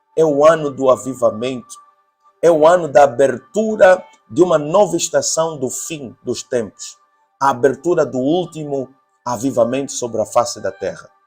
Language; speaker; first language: Portuguese; native; Portuguese